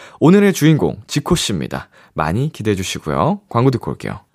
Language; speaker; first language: Korean; native; Korean